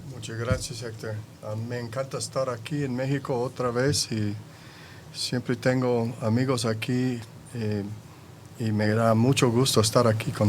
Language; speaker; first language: Spanish; non-native, fluent; English